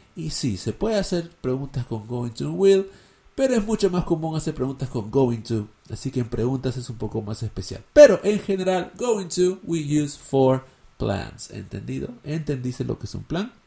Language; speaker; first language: Spanish; native; Spanish